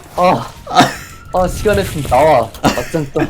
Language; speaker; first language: Korean; native; Korean